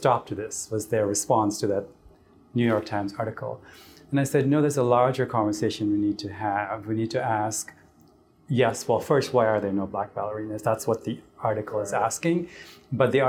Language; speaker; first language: English; non-native, local second language; Tamil